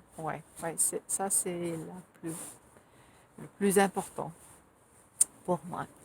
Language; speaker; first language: French; non-native, fluent; Finnish